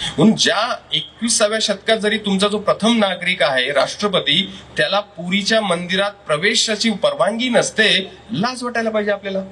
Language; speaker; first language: Marathi; non-native, local second language; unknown